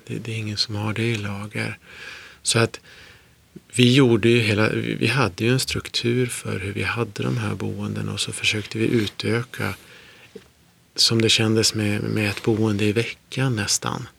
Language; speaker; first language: Swedish; native; Swedish